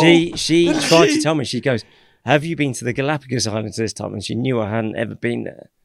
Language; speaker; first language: English; native; English